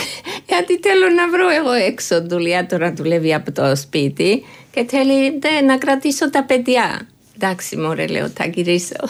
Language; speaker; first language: Greek; non-native, fluent; Georgian